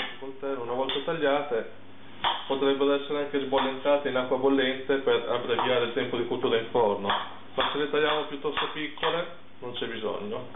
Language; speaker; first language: Italian; native; Italian